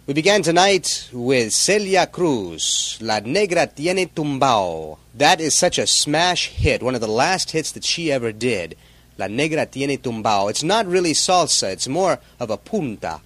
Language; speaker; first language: English; native; English